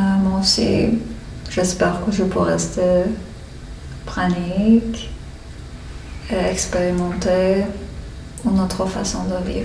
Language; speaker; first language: French; non-native, learner; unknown